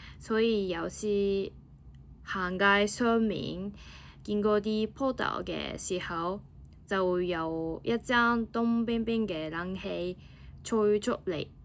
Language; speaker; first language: Cantonese; non-native, fluent; Japanese